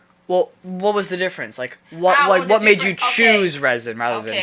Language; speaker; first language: English; native; English